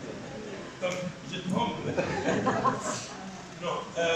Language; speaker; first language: French; non-native, local second language; Arabic